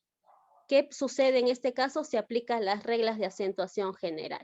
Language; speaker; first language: Spanish; native; Spanish